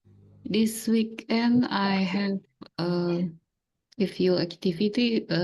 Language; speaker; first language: English; non-native, learner; Indonesian